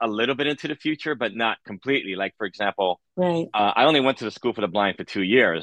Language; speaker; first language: English; native; English